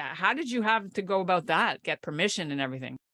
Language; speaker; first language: English; native; English